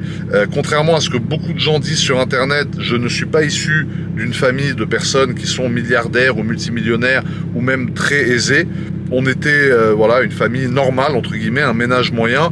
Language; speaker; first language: French; native; French